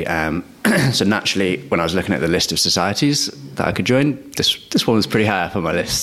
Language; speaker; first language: English; native; English